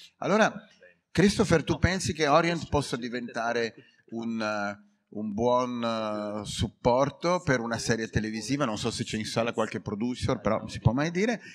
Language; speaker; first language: Italian; native; Italian